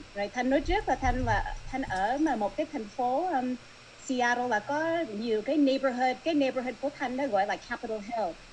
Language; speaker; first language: Vietnamese; early bilingual, heritage; Vietnamese